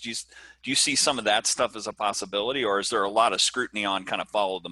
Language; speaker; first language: English; native; English